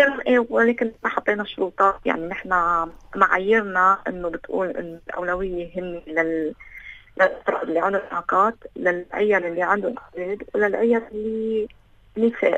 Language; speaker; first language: Arabic; native; Arabic